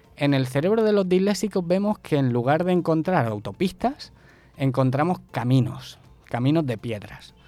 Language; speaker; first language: Spanish; native; Spanish